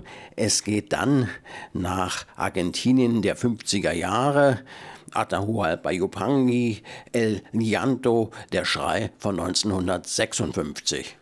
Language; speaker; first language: German; native; German